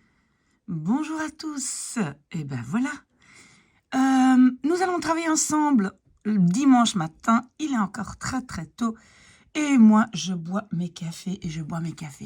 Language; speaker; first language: French; native; French